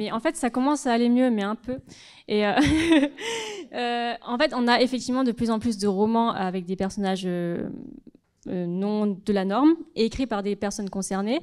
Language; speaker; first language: French; native; French